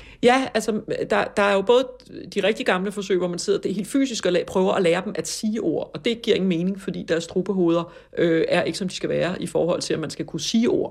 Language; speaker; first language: Danish; native; Danish